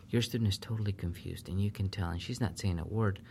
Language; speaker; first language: English; non-native, fluent; Spanish